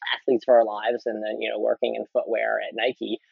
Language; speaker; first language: English; native; English